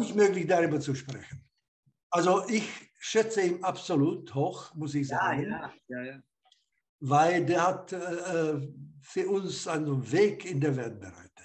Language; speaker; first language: German; non-native, fluent; Slovak